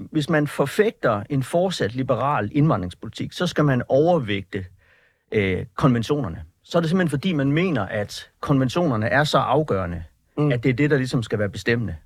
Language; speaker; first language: Danish; native; Danish